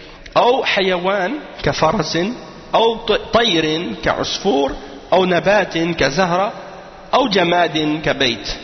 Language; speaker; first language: Arabic; non-native, fluent; French